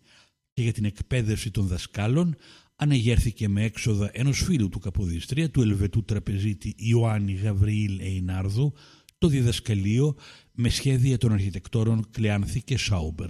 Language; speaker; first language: Greek; native; Greek